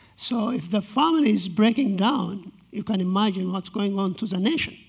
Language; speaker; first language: English; non-native, fluent; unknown